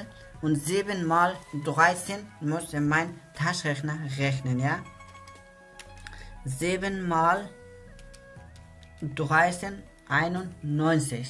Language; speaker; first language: German; non-native, learner; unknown